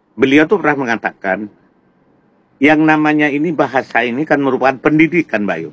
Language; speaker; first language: Indonesian; non-native, local second language; Madurese